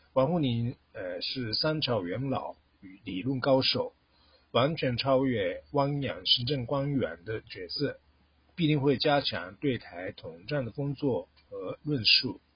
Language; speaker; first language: Chinese; non-native, fluent; Japanese